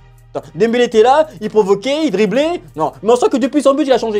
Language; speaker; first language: French; native; French